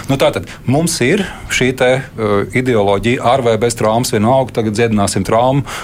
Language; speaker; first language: Latvian; native; Latvian